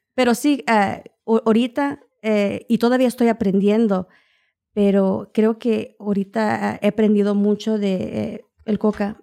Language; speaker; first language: Spanish; early bilingual, heritage; Spanish